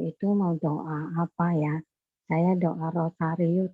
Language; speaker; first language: Indonesian; non-native, local second language; Chinese